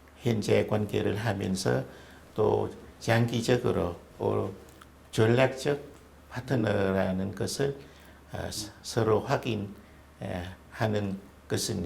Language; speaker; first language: Korean; non-native, fluent; Vietnamese